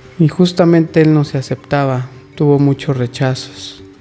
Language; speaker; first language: Spanish; native; Spanish